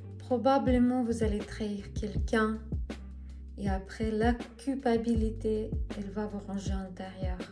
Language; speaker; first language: French; non-native, fluent; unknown